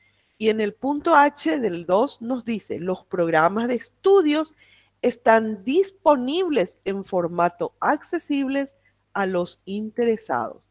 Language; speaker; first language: Spanish; native; Spanish